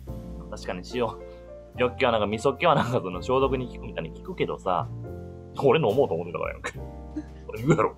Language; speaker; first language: Japanese; native; Japanese